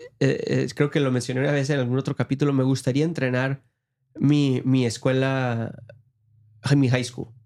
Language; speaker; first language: Spanish; early bilingual, heritage; Spanish